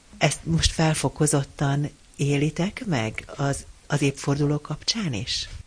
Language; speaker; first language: Hungarian; native; Hungarian